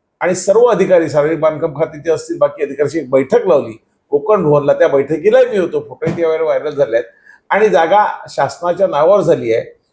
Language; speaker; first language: Marathi; native; Marathi